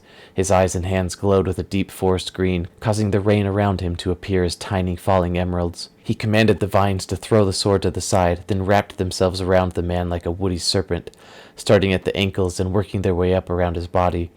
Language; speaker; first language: English; native; English